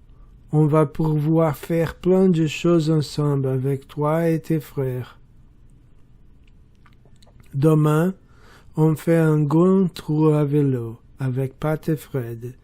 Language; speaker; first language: French; non-native, learner; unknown